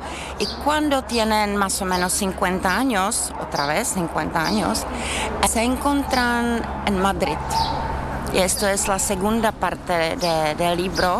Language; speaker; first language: Spanish; non-native, learner; Czech